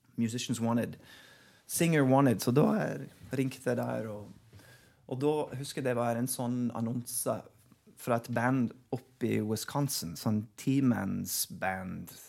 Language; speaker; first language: Norwegian; non-native, fluent; English